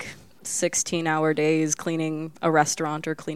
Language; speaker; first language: English; early bilingual, other home language; Spanish